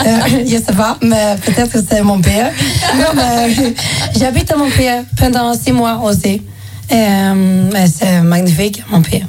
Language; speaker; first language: French; non-native, learner; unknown